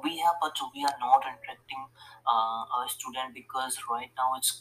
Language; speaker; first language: English; non-native, local second language; Hindi